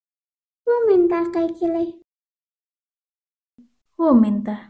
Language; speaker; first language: Finnish; non-native, learner; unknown